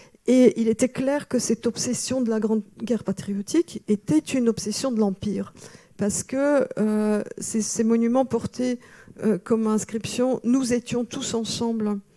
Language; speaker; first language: French; non-native, fluent; Russian